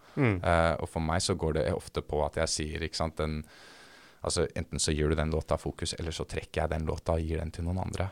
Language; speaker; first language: Norwegian; native; Norwegian